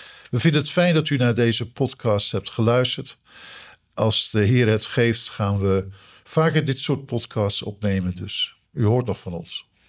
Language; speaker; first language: Dutch; native; Dutch